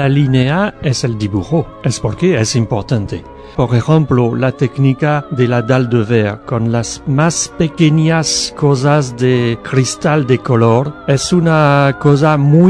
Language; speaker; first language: Spanish; non-native, learner; French